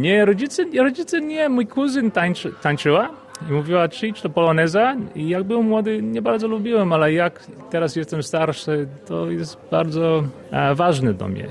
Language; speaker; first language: Polish; early bilingual, heritage; Polish